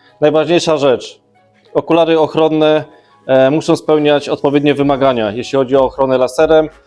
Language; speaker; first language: Polish; native; Polish